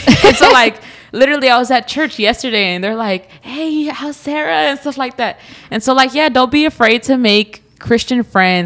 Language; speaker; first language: English; early bilingual, other home language; Spanish